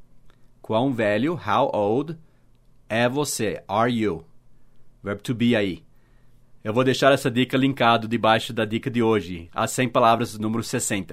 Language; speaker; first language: Portuguese; non-native, fluent; English